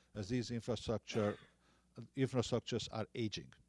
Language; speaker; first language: English; non-native, fluent; Hungarian